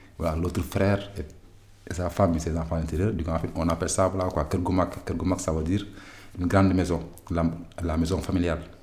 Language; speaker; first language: French; non-native, local second language; Wolof